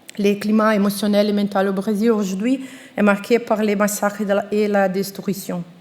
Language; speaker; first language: French; non-native, fluent; Portuguese